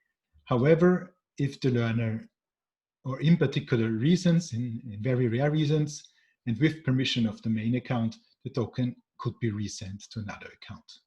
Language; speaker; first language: English; non-native, fluent; German